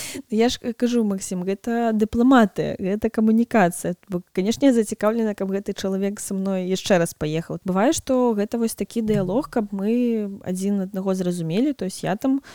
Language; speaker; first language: Belarusian; non-native, local second language; Russian